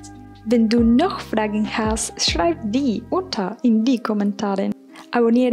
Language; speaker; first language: German; non-native, fluent; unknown